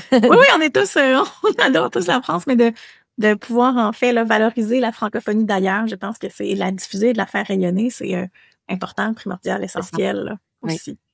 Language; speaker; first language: French; native; French